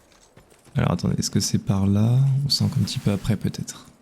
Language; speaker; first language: French; native; French